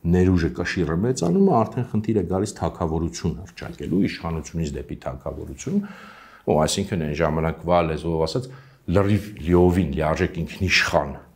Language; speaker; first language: Armenian; native; Armenian